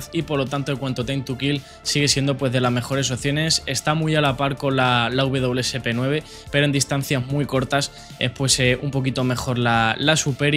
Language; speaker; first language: Spanish; native; Spanish